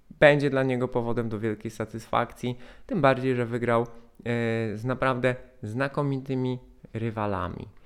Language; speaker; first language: Polish; native; Polish